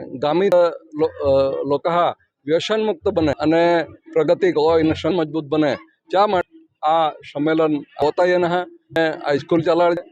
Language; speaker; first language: Gujarati; non-native, local second language; Gamit